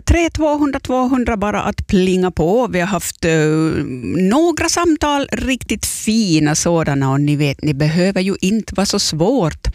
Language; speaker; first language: Swedish; native; Swedish